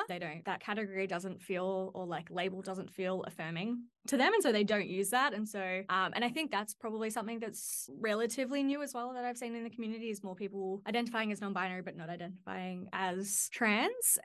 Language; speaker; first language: English; native; English